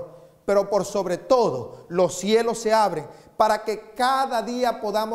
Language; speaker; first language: Spanish; native; Spanish